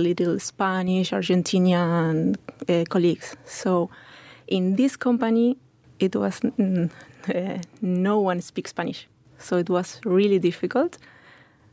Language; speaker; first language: English; non-native, fluent; Spanish